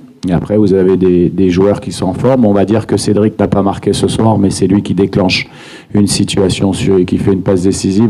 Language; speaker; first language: French; native; French